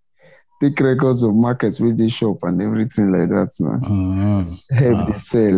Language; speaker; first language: English; non-native, local second language; Igbo